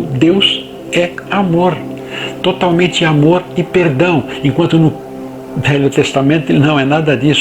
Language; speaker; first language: Portuguese; native; Portuguese